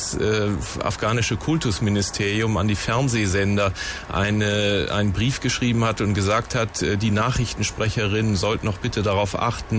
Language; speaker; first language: German; native; German